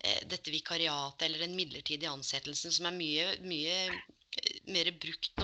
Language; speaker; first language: Norwegian; native; Norwegian